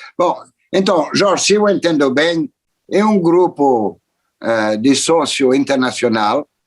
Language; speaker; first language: Portuguese; non-native, fluent; French